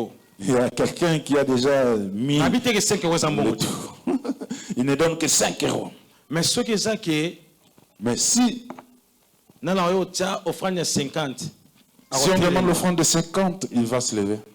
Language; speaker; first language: French; non-native, local second language; Lingala